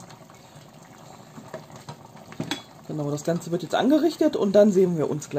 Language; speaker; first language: German; native; German